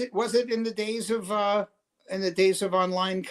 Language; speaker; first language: English; native; English